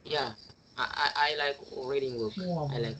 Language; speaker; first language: English; non-native, learner; Indonesian